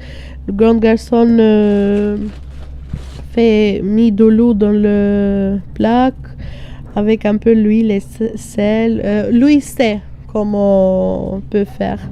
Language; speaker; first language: French; non-native, learner; Albanian